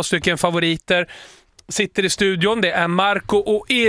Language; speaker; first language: Swedish; native; Swedish